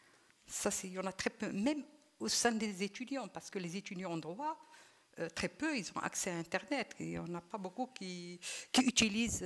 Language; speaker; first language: French; non-native, local second language; Arabic